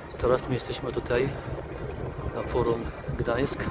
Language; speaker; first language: Polish; non-native, learner; Arabic